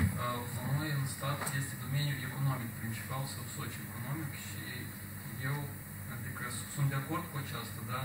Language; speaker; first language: Romanian; non-native, local second language; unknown